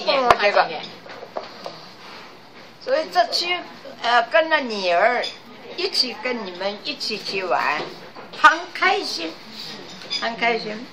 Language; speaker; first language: Chinese; non-native, local second language; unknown